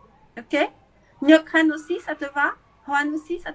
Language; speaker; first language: French; native; French